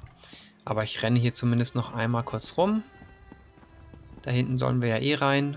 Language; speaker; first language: German; native; German